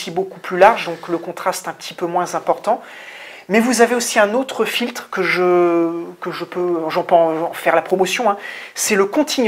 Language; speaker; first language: French; native; French